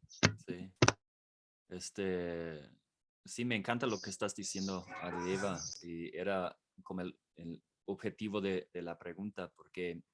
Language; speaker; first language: Spanish; non-native, fluent; English